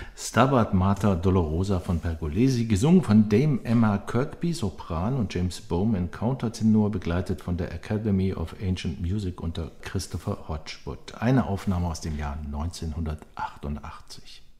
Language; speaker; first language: German; native; German